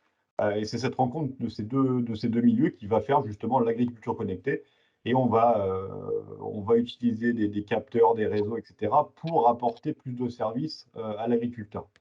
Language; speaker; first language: French; native; French